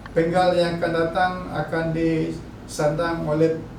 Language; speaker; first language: Malay; non-native, local second language; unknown